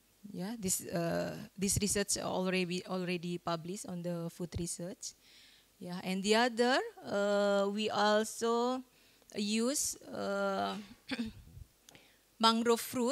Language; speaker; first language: English; non-native, fluent; Indonesian